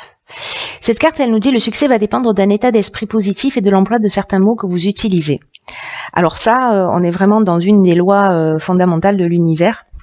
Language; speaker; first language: French; native; French